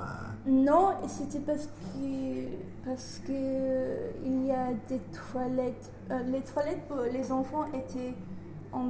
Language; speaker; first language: French; non-native, learner; English